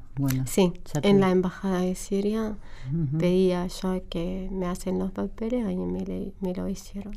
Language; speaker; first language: Spanish; non-native, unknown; Arabic